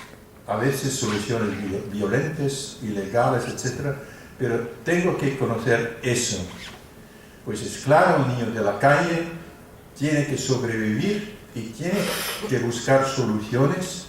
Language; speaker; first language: Spanish; non-native, fluent; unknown